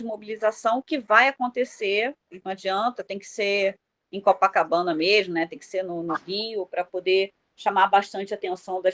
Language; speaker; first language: Portuguese; native; Portuguese